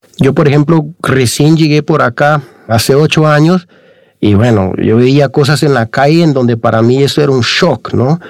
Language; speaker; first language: Spanish; native; Spanish